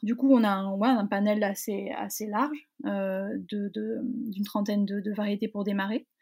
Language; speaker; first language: French; native; French